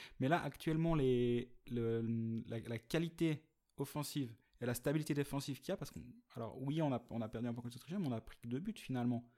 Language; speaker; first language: French; native; French